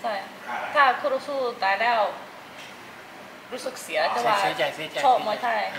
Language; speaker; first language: Thai; non-native, fluent; English